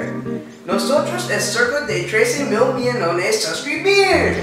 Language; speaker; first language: Spanish; non-native, learner; English